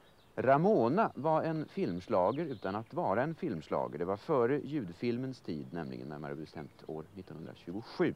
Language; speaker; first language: Swedish; native; Swedish